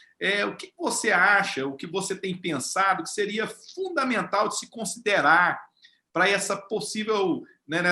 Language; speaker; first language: Portuguese; native; Portuguese